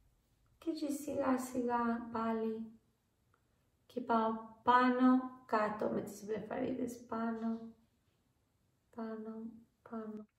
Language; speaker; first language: Greek; early bilingual, heritage; English